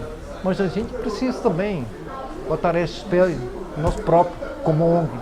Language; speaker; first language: Portuguese; non-native, fluent; Dutch